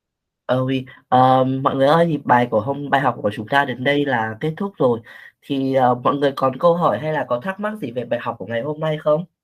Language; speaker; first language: Vietnamese; native; Vietnamese